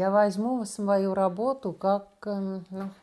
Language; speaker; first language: Russian; non-native, learner; Estonian